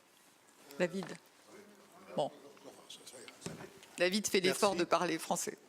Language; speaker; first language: French; native; French